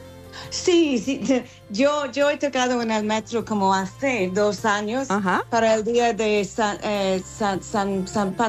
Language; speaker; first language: Spanish; non-native, learner; English